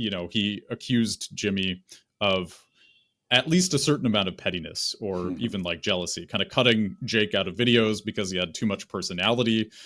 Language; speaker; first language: English; native; English